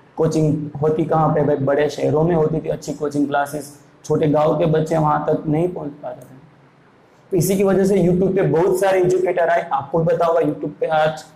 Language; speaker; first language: Hindi; non-native, local second language; Gujarati